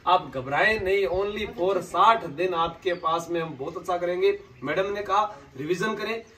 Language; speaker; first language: Hindi; native; Hindi